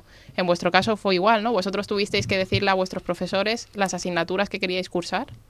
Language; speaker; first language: Spanish; native; Spanish